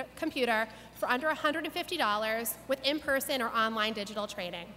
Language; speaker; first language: English; native; English